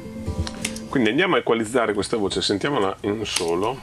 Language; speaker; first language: Italian; native; Italian